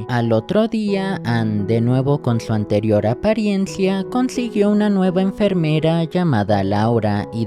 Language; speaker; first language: Spanish; native; Spanish